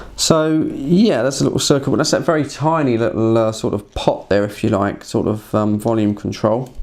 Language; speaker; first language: English; native; English